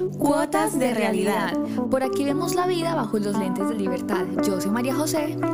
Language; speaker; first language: Spanish; native; Spanish